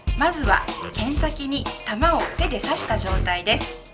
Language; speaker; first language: Japanese; native; Japanese